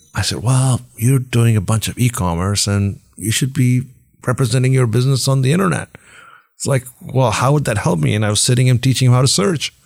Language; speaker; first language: English; non-native, local second language; Hindi